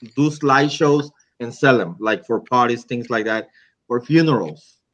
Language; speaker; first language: English; non-native, fluent; Spanish